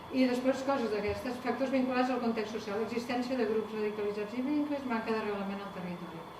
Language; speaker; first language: Catalan; native; Catalan